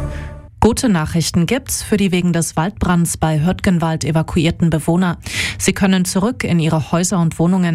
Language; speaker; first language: German; native; German